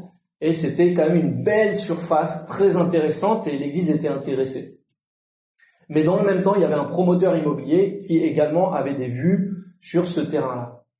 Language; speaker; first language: French; native; French